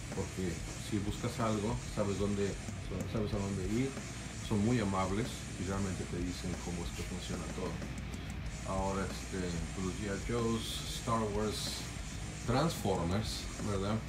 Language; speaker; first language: Spanish; native; Spanish